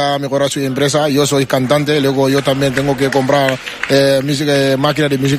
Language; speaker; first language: Spanish; non-native, learner; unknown